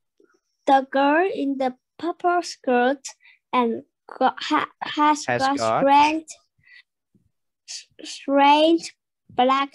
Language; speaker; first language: English; non-native, learner; Vietnamese